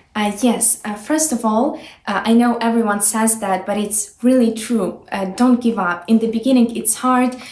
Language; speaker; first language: English; non-native, fluent; Ukrainian